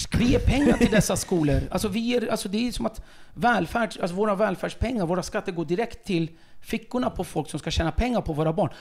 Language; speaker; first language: Swedish; early bilingual, other home language; Kurdish